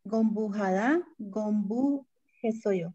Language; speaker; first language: Korean; non-native, learner; Spanish